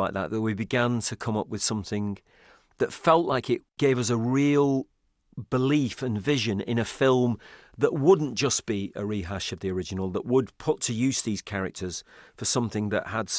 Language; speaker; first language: English; native; English